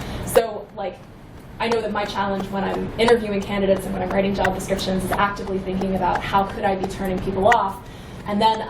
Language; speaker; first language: English; native; English